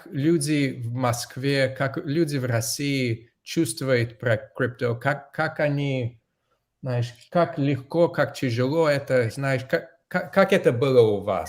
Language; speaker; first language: Russian; non-native, learner; English